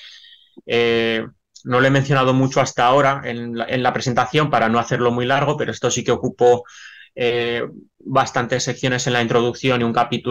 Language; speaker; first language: Spanish; native; Spanish